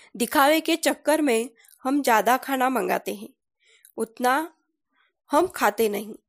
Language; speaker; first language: Hindi; non-native, local second language; Marathi